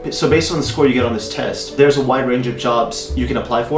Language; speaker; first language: English; native; English